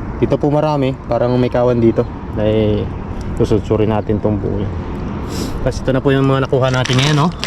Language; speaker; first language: Filipino; native; Filipino